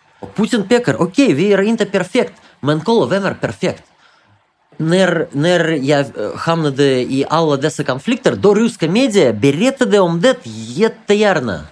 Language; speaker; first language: Swedish; non-native, fluent; Russian